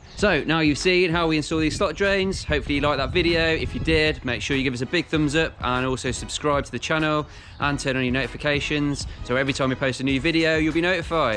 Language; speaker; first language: English; native; English